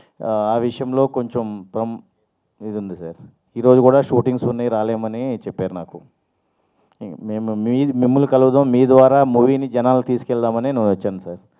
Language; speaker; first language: Telugu; native; Telugu